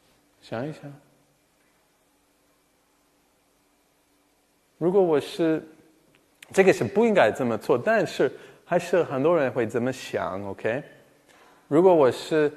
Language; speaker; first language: Chinese; non-native, fluent; English